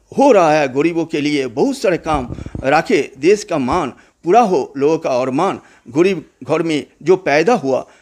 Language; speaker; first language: Hindi; non-native, local second language; Bangla